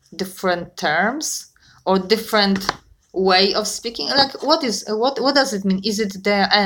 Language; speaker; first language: English; non-native, fluent; Polish